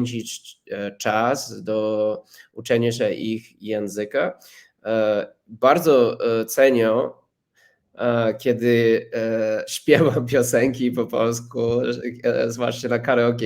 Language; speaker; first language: Polish; non-native, fluent; English